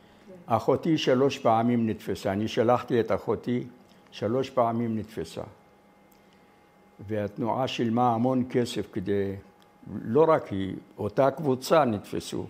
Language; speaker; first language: Hebrew; non-native, fluent; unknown